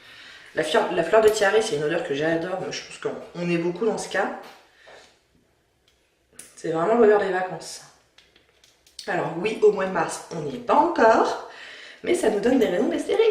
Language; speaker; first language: French; native; French